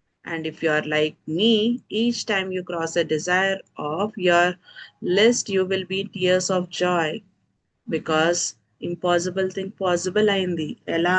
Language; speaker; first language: English; non-native, local second language; Telugu